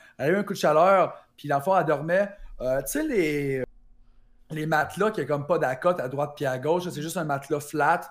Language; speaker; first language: French; native; French